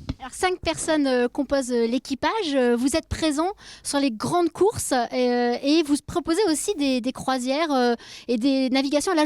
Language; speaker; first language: French; native; French